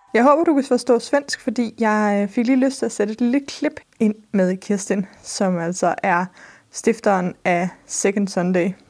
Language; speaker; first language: Danish; native; Danish